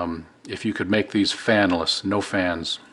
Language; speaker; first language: English; native; English